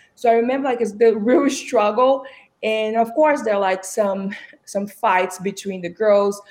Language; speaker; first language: English; non-native, fluent; Portuguese